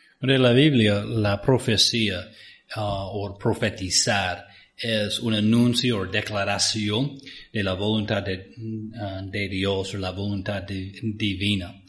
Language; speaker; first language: Spanish; non-native, fluent; English